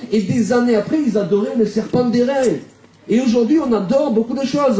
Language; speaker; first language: French; native; French